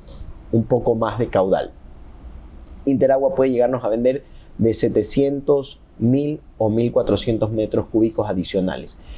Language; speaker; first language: Spanish; native; Spanish